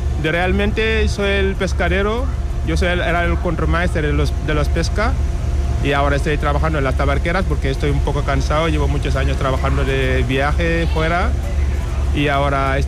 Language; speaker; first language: Spanish; non-native, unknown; Wolof